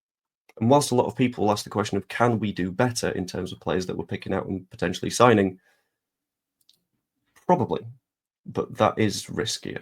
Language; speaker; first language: English; native; English